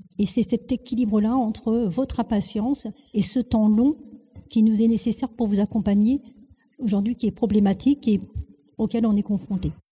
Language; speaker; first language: French; early bilingual, other home language; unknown